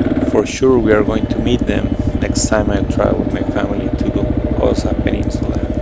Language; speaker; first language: English; non-native, fluent; Spanish